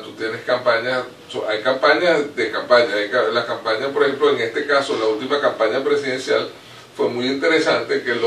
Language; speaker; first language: Spanish; native; Spanish